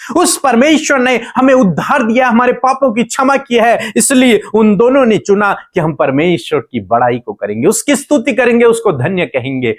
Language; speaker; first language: Hindi; native; Hindi